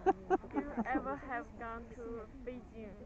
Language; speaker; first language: English; non-native, learner; Chinese